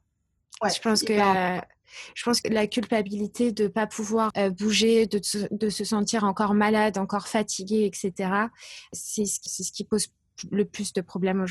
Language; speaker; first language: French; native; French